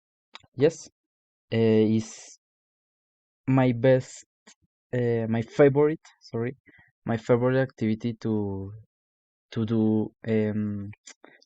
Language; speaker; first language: English; non-native, learner; Spanish